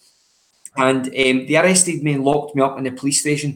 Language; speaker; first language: English; native; English